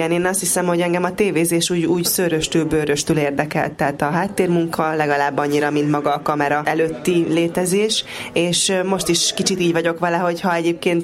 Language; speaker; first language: Hungarian; native; Hungarian